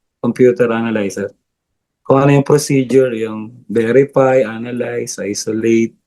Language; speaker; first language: Filipino; non-native, local second language; Bikol